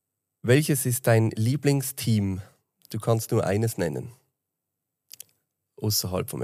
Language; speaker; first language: German; native; German